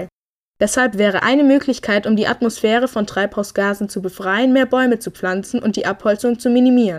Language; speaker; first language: German; native; German